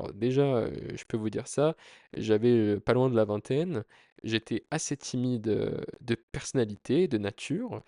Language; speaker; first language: French; native; French